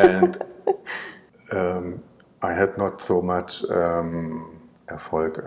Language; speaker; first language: English; non-native, learner; German